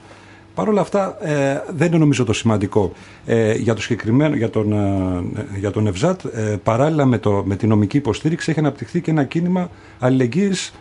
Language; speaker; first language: Greek; native; Greek